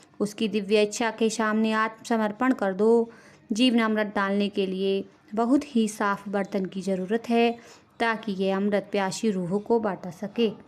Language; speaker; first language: Hindi; native; Hindi